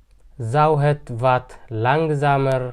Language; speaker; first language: Dutch; non-native, fluent; Tigrinya